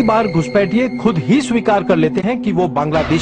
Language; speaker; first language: Hindi; native; Hindi